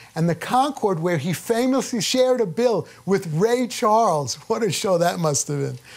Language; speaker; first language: English; native; English